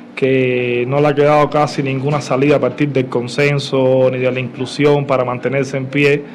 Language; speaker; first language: Spanish; native; Spanish